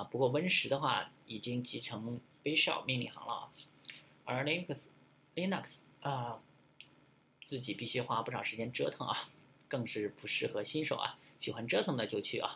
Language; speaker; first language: Chinese; native; Chinese